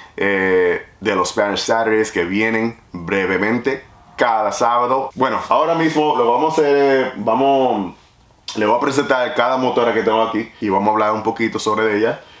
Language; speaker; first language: Spanish; native; Spanish